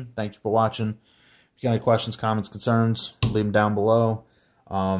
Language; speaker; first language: English; native; English